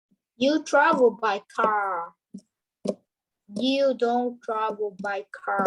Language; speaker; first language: English; non-native, learner; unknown